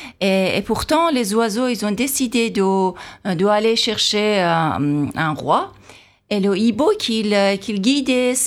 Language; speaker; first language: French; non-native, fluent; Persian